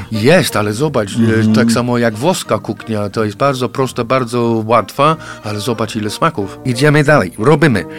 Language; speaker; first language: Polish; non-native, fluent; English